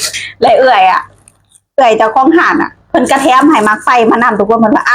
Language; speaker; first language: Thai; non-native, local second language; Lao